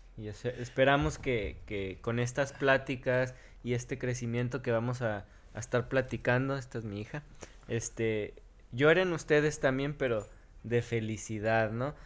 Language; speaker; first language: Spanish; native; Spanish